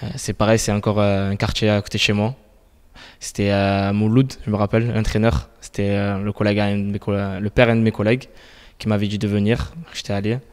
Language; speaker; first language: French; native; French